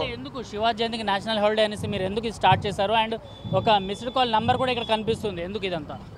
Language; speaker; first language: Telugu; native; Telugu